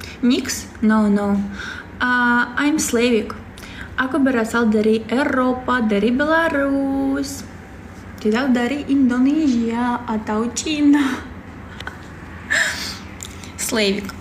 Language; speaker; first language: Indonesian; non-native, learner; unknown